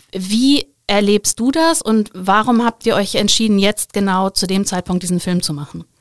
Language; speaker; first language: German; native; German